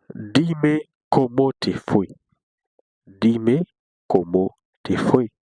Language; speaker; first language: Spanish; non-native, fluent; Haitian Creole